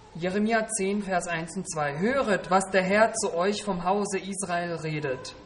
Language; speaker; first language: German; native; German